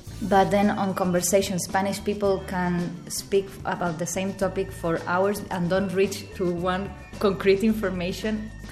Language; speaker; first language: English; non-native, fluent; Spanish